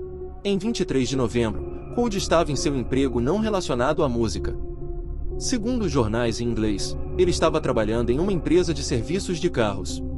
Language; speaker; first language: Portuguese; native; Portuguese